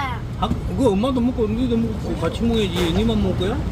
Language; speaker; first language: Korean; native; Korean